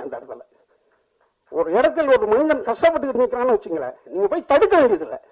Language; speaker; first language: Tamil; native; Tamil